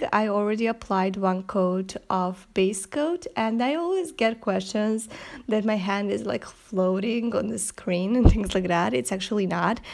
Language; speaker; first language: English; non-native, fluent; Serbian